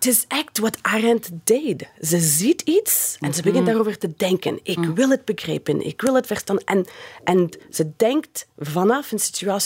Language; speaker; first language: Dutch; non-native, fluent; English